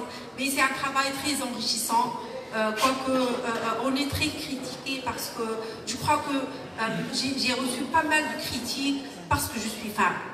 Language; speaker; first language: French; non-native, local second language; Arabic